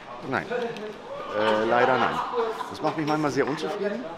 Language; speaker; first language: German; native; German